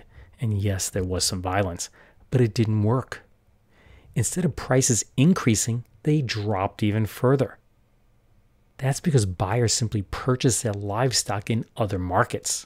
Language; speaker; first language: English; native; English